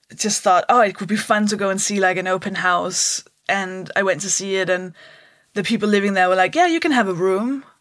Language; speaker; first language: English; non-native, fluent; Danish